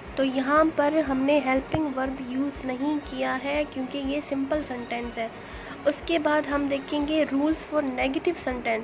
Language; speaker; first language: Urdu; non-native, local second language; Baluchi